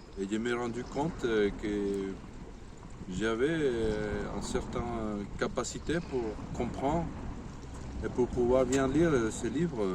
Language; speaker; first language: French; non-native, fluent; Spanish